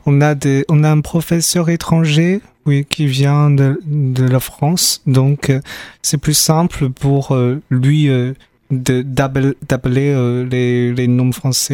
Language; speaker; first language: French; non-native, fluent; Chinese